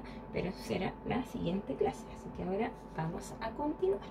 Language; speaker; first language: Spanish; native; Spanish